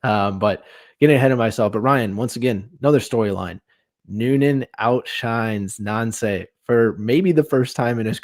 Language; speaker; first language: English; native; English